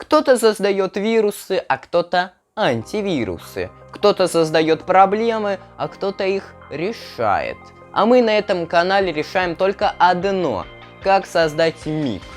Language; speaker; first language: Russian; native; Russian